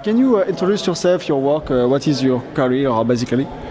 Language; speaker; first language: English; non-native, fluent; French